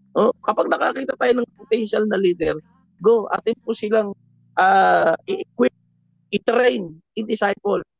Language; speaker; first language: Filipino; native; Filipino